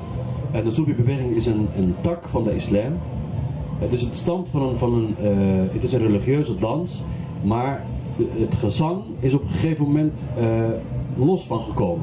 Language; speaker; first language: Dutch; non-native, fluent; Arabic